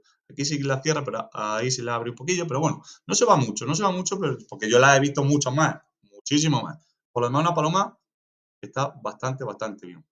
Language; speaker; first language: Spanish; native; Spanish